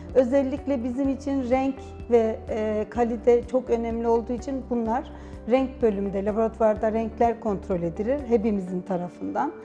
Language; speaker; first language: Turkish; native; Turkish